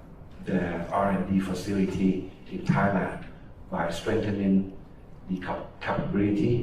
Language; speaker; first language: English; non-native, fluent; Thai